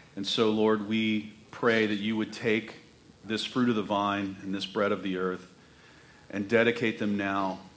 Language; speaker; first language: English; native; English